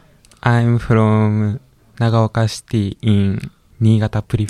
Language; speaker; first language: English; non-native, learner; Japanese